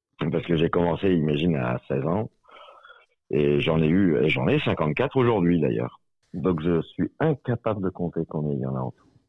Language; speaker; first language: French; native; French